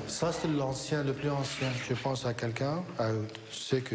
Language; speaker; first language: French; non-native, fluent; Greek